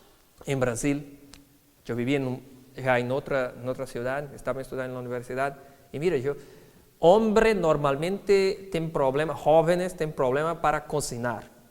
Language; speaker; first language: Spanish; non-native, fluent; Portuguese